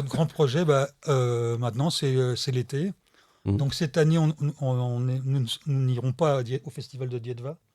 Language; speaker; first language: French; native; French